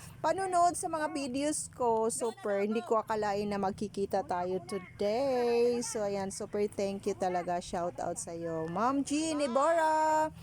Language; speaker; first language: Filipino; native; Filipino